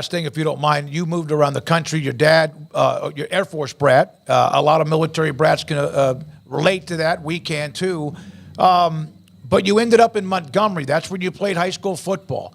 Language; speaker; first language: English; native; English